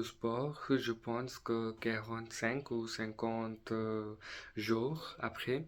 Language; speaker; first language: French; non-native, learner; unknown